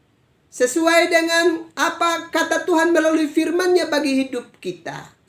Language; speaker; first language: Indonesian; native; Indonesian